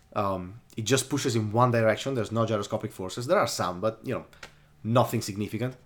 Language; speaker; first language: English; non-native, fluent; Italian